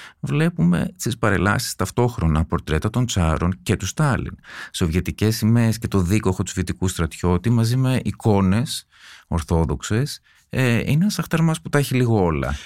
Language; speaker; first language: Greek; native; Greek